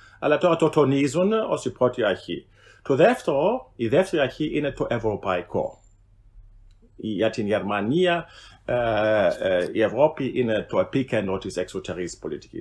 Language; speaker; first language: Greek; non-native, fluent; German